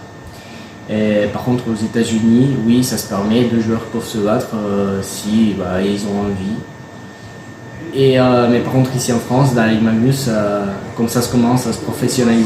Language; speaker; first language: French; non-native, fluent; Spanish